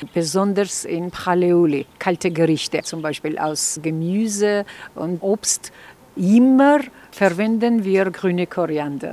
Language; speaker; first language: German; non-native, fluent; Georgian